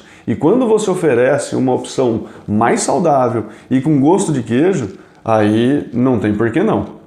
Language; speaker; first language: Portuguese; native; Portuguese